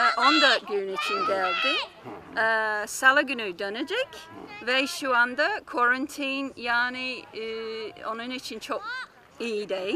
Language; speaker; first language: Turkish; non-native, learner; English